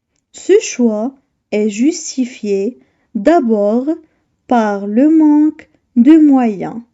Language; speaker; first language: French; non-native, local second language; Arabic